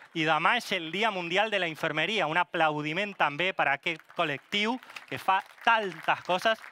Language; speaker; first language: Catalan; non-native, local second language; Spanish